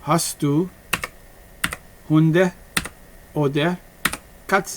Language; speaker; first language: German; non-native, learner; English